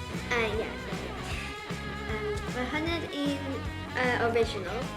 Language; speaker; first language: Welsh; non-native, local second language; English